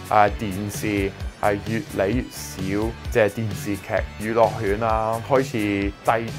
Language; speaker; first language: Chinese; non-native, fluent; English